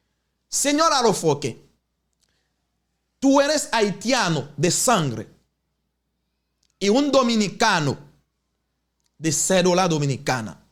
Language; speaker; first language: Spanish; non-native, learner; Haitian Creole